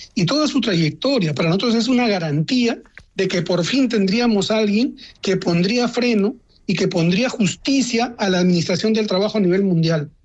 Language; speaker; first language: Spanish; native; Spanish